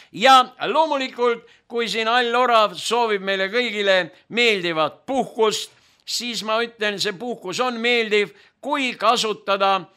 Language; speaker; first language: Estonian; native; Estonian